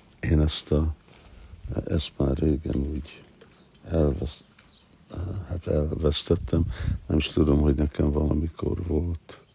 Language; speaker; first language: Hungarian; early bilingual, heritage; Hungarian